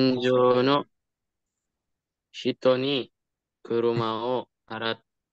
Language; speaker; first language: Japanese; non-native, learner; Indonesian